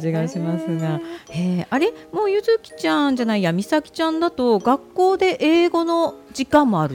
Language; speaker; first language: Japanese; native; Japanese